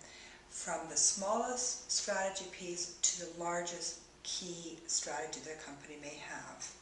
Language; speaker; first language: English; native; English